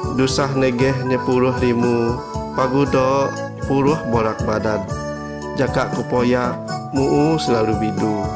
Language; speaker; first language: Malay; non-native, local second language; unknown